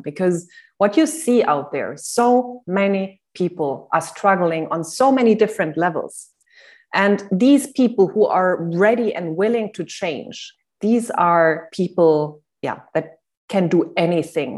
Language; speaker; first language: English; non-native, fluent; German